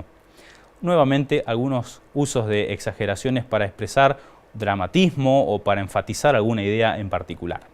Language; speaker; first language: Spanish; native; Spanish